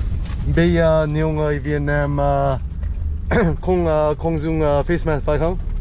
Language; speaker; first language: Vietnamese; non-native, learner; English